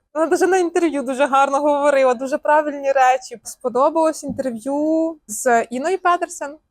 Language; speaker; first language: Ukrainian; native; Ukrainian